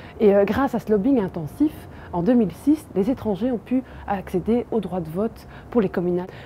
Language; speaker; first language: French; native; French